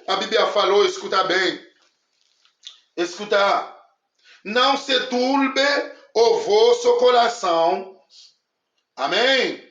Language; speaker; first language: Portuguese; non-native, learner; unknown